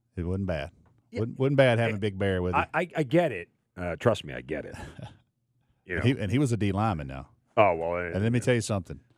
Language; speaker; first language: English; native; English